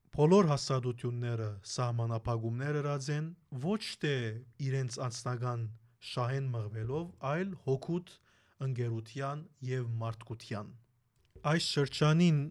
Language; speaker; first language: Armenian; early bilingual, heritage; Armenian